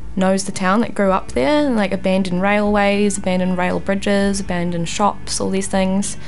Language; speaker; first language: English; native; English